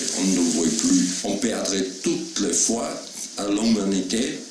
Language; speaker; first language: French; non-native, learner; German